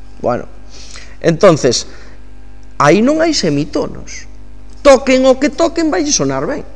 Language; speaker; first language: Galician; native; Galician